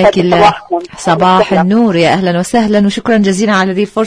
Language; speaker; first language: Arabic; native; Arabic